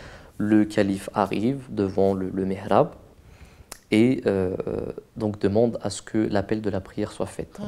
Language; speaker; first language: French; native; French